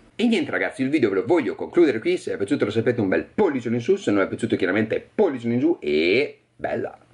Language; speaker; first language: Italian; native; Italian